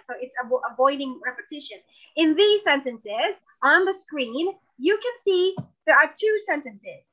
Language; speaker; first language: English; non-native, fluent; Indonesian